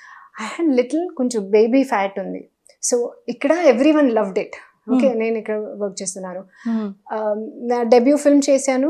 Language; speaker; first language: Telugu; non-native, learner; Hindi